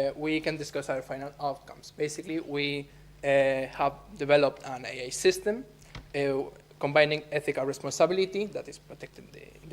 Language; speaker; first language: English; non-native, fluent; Spanish